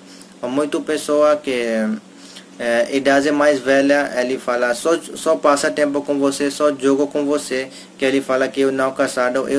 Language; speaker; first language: Portuguese; non-native, learner; Hindi